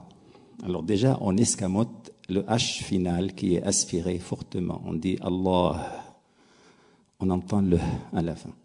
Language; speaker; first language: French; non-native, local second language; Arabic